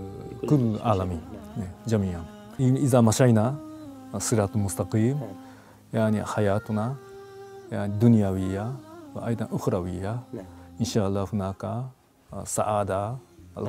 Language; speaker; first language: Arabic; non-native, fluent; Japanese